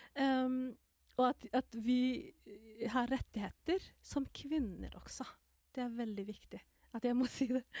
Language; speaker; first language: Norwegian; non-native, fluent; Somali